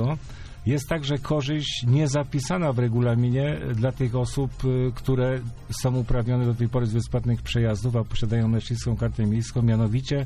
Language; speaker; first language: Polish; native; Polish